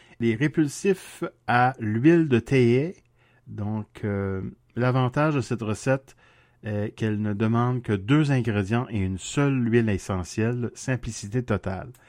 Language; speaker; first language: French; native; French